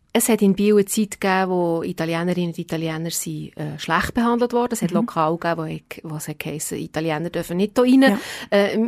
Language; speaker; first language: German; native; German